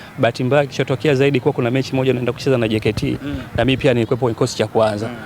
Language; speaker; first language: Swahili; native; Swahili